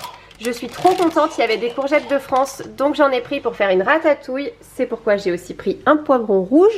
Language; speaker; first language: French; native; French